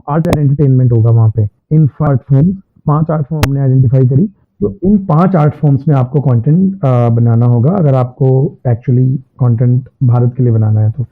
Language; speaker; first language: Hindi; native; Hindi